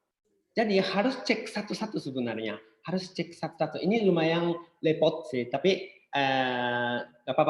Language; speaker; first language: Indonesian; non-native, fluent; Japanese